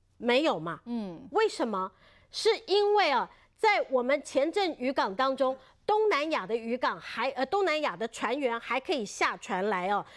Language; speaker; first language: Chinese; native; Chinese